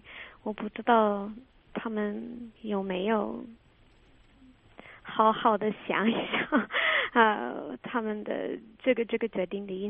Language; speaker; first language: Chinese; non-native, fluent; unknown